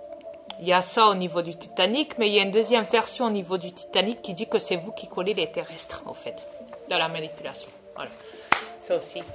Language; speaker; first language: French; native; French